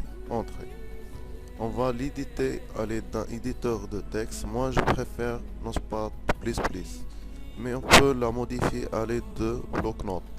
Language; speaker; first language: French; non-native, local second language; Arabic